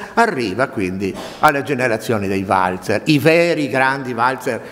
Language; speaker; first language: Italian; native; Italian